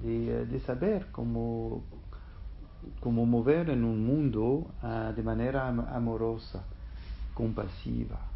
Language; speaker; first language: Spanish; non-native, fluent; French